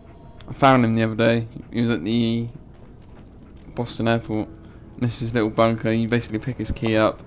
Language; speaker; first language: English; native; English